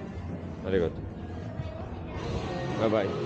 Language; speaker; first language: Japanese; non-native, learner; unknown